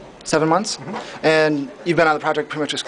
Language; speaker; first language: English; native; English